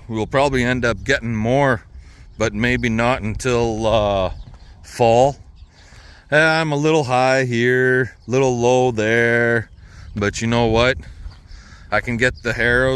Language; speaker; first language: English; native; English